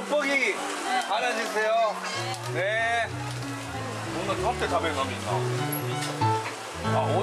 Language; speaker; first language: Korean; non-native, learner; Japanese